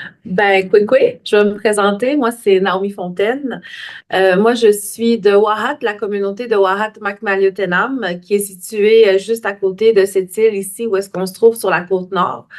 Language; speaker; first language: French; native; French